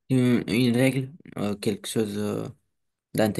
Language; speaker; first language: French; non-native, learner; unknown